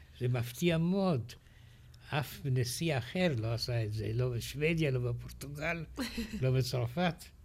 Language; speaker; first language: Hebrew; non-native, fluent; Romanian